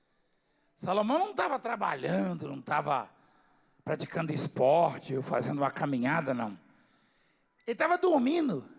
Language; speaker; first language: Portuguese; native; Portuguese